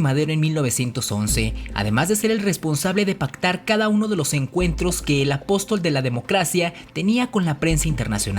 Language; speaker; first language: Spanish; native; Spanish